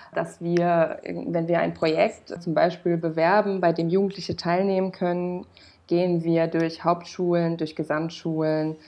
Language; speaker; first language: German; non-native, fluent; Romanian